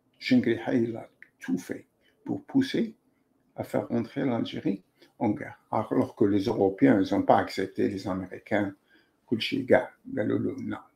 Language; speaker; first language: French; non-native, local second language; Arabic